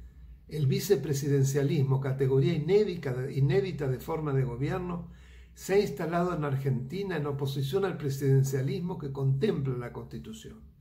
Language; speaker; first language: Spanish; native; Spanish